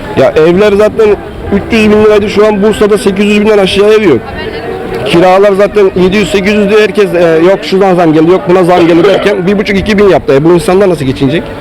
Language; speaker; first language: Turkish; native; Turkish